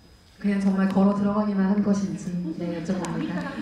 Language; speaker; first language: Korean; native; Korean